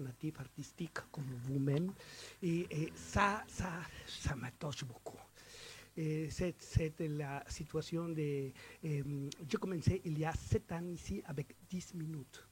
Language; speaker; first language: French; non-native, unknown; Spanish